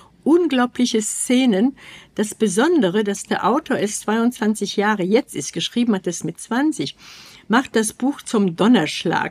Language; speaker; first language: German; native; German